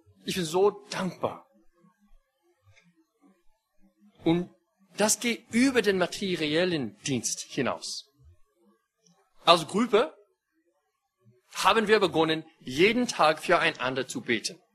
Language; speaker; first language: German; non-native, fluent; English